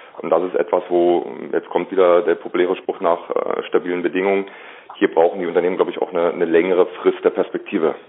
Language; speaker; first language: German; native; German